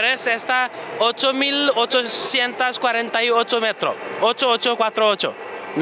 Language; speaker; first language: Spanish; non-native, learner; Nepali